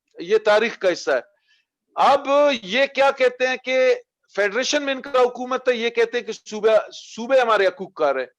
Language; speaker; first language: Urdu; non-native, local second language; Baluchi